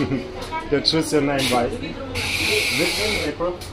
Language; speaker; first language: English; non-native, learner; German